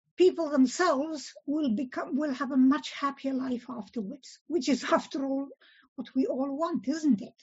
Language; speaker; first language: English; early bilingual, other home language; Polish